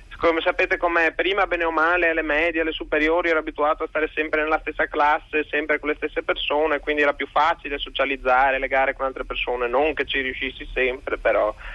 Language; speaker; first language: Italian; native; Italian